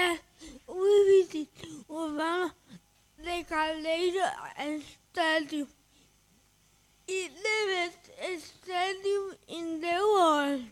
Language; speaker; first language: English; non-native, learner; Catalan